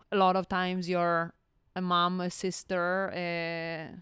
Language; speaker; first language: English; non-native, fluent; Italian